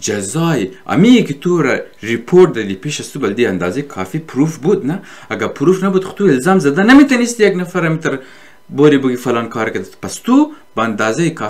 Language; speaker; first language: Persian; native; Persian